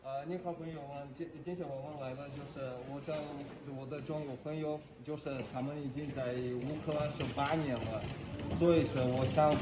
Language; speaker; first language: Chinese; non-native, learner; Tajik